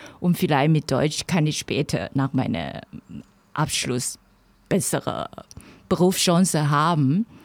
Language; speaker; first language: German; non-native, fluent; Chinese